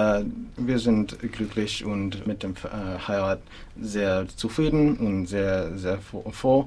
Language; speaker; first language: German; non-native, fluent; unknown